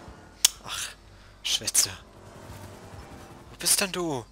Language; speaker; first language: German; native; German